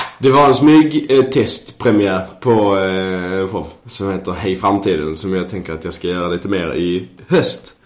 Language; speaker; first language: Swedish; native; Swedish